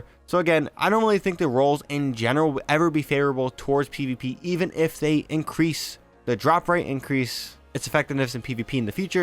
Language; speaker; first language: English; native; English